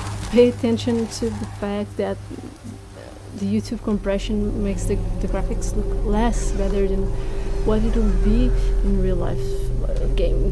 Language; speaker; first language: English; non-native, fluent; Portuguese